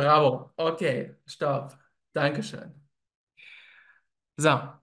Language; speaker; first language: German; native; German